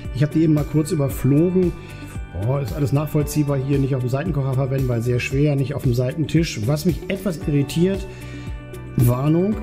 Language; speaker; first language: German; native; German